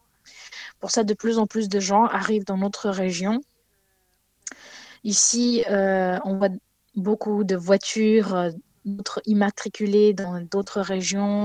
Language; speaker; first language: French; non-native, fluent; Ukrainian